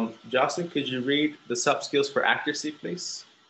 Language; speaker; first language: English; early bilingual, other home language; Spanish